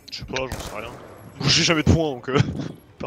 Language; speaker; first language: French; native; French